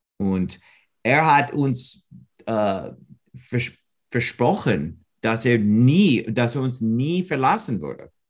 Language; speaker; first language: German; non-native, learner; English